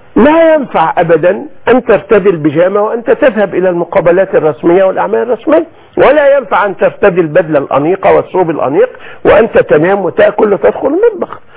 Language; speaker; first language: Arabic; native; Arabic